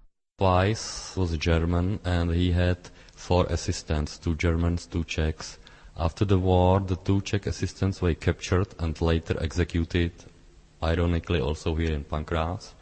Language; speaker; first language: English; non-native, fluent; Czech